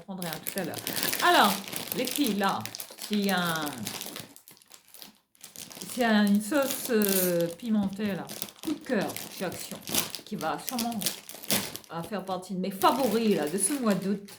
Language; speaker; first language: French; native; French